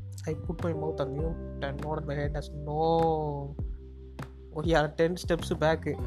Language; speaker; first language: English; non-native, local second language; Tamil